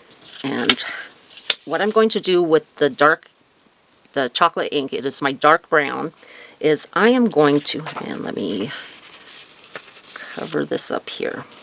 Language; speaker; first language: English; native; English